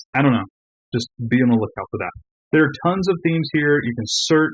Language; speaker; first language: English; native; English